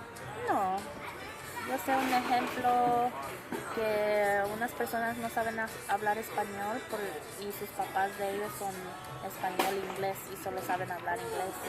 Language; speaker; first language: Spanish; early bilingual, other home language; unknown